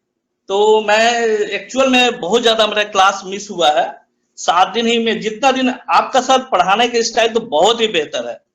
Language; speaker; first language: Hindi; native; Hindi